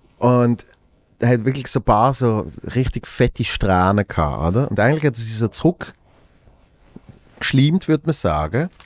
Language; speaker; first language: German; native; German